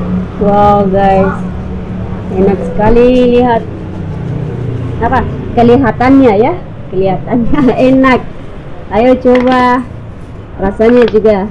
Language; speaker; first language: Indonesian; non-native, learner; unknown